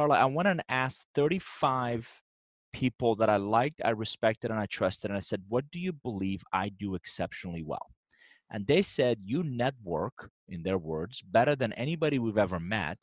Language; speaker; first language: English; non-native, fluent; Persian